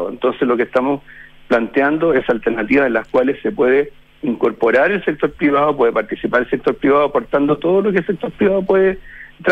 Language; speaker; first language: Spanish; native; Spanish